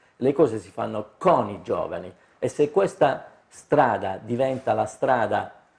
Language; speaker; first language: Italian; native; Italian